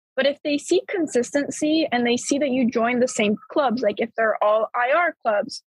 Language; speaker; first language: English; early bilingual, other home language; Bulgarian